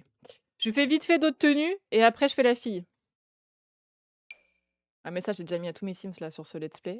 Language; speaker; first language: French; native; French